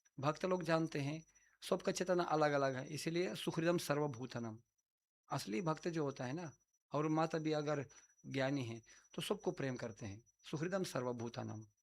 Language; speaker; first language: Hindi; non-native, fluent; Russian